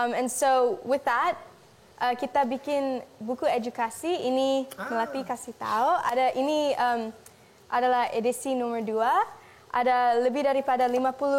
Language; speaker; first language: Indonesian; non-native, local second language; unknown